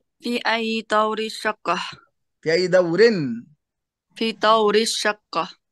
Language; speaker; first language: Arabic; non-native, learner; Chinese